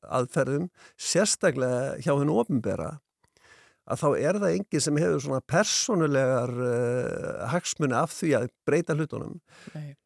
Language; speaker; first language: Icelandic; native; Icelandic